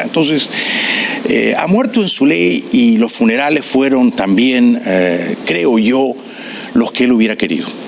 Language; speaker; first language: Spanish; native; Spanish